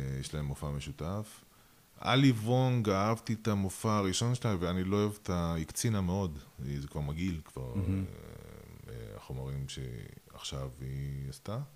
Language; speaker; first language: Hebrew; early bilingual, other home language; Russian